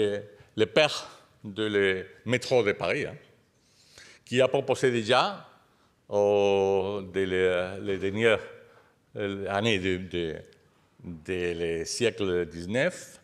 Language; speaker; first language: French; non-native, fluent; Spanish